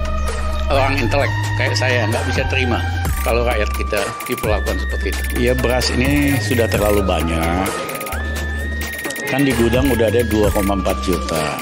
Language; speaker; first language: Indonesian; native; Indonesian